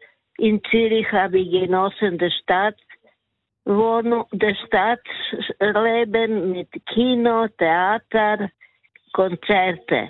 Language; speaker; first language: German; non-native, learner; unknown